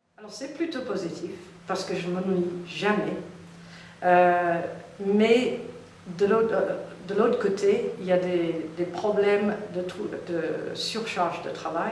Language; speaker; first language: French; non-native, fluent; English